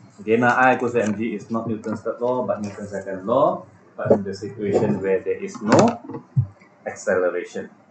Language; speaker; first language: English; non-native, local second language; Malay